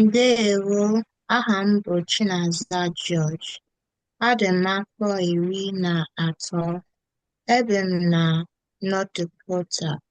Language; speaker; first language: Igbo; non-native, learner; English